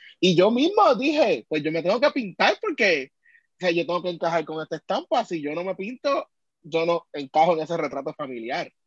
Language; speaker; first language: Spanish; native; Spanish